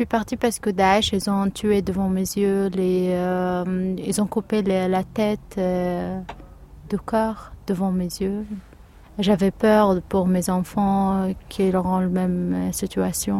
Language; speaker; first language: French; non-native, learner; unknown